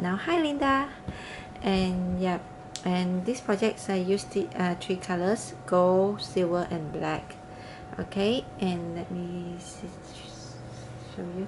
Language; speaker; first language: English; non-native, learner; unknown